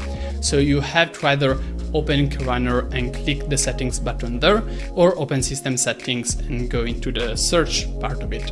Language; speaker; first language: English; non-native, fluent; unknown